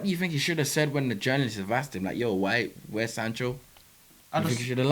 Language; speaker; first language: English; native; English